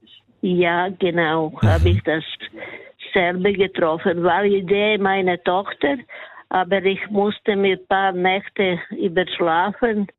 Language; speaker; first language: German; non-native, fluent; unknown